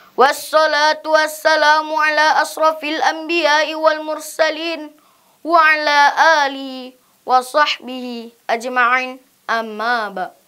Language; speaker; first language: Arabic; non-native, learner; Indonesian